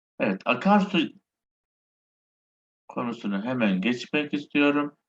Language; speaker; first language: Turkish; native; Turkish